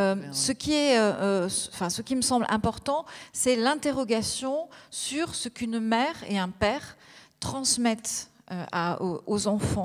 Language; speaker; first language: French; native; French